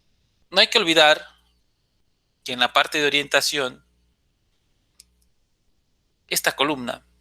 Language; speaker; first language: Spanish; native; Spanish